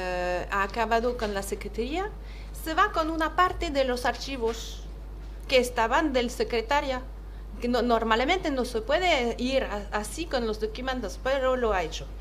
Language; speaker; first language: Spanish; non-native, fluent; French